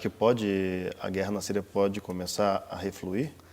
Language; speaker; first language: Portuguese; native; Portuguese